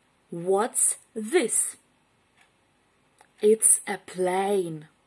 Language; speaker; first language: English; non-native, fluent; Ukrainian